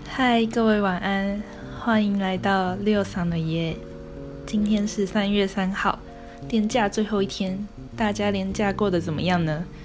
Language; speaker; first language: Chinese; native; Chinese